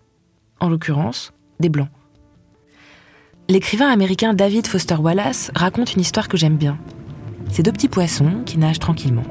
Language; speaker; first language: French; native; French